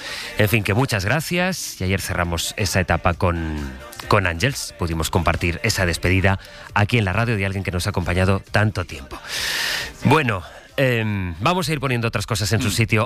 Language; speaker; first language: Spanish; native; Spanish